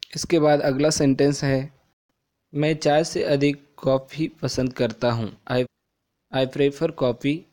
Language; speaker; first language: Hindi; non-native, local second language; Marathi